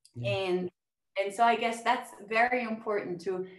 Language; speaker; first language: English; non-native, fluent; German